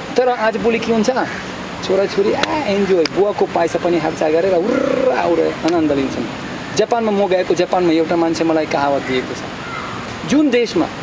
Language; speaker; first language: Nepali; non-native, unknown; Russian